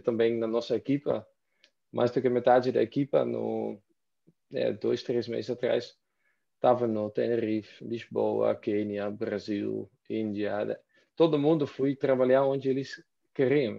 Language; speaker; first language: Portuguese; non-native, fluent; Dutch